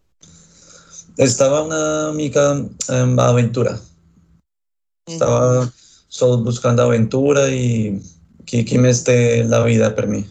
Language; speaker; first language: Catalan; non-native, learner; Spanish